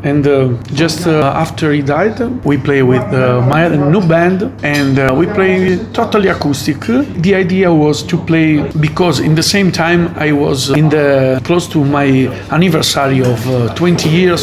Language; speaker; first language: English; non-native, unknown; Italian